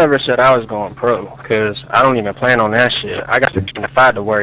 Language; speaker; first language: English; native; English